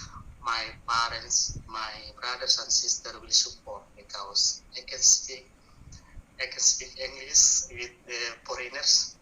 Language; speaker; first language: English; non-native, learner; Indonesian